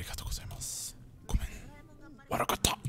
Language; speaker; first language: Japanese; non-native, learner; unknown